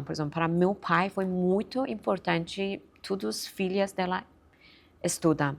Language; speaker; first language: Portuguese; non-native, fluent; Persian